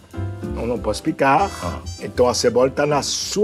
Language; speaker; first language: Portuguese; non-native, fluent; French